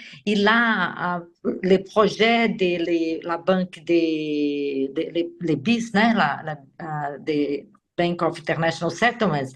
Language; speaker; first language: French; non-native, fluent; Portuguese